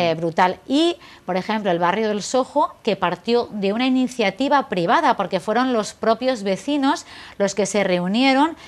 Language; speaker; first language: Spanish; native; Spanish